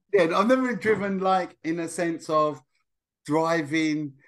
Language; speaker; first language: English; native; English